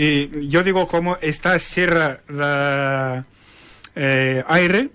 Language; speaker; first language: Spanish; non-native, learner; Ukrainian